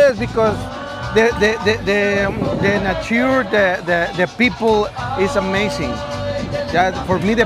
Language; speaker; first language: English; non-native, learner; Spanish